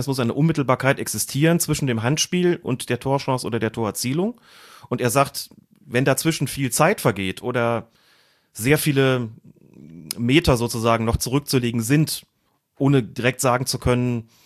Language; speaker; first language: German; native; German